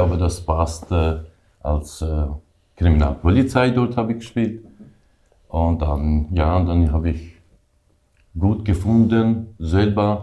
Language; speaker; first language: German; non-native, learner; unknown